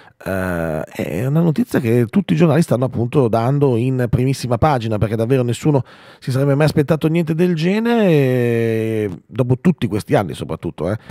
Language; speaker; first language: Italian; native; Italian